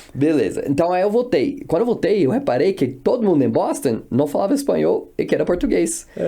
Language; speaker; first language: Portuguese; non-native, fluent; English